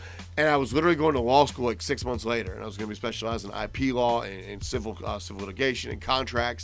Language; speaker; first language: English; native; English